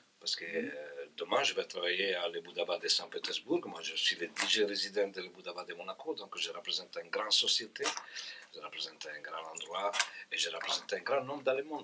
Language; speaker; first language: French; non-native, fluent; Italian